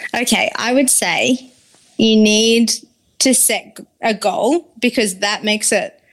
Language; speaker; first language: English; native; English